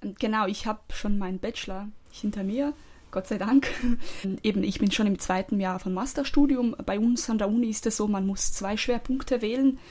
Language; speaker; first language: German; non-native, fluent; Croatian